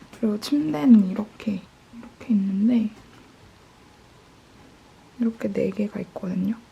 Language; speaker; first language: Korean; native; Korean